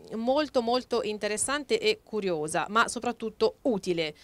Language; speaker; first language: Italian; native; Italian